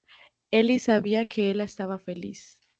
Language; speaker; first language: Portuguese; non-native, learner; Spanish